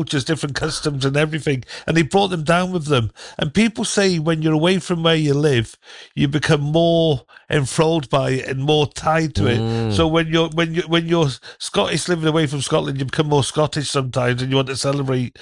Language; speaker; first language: English; native; English